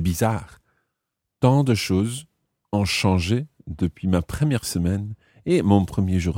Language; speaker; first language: French; non-native, fluent; English